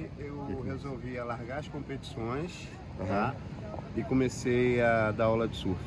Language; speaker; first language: Portuguese; native; Portuguese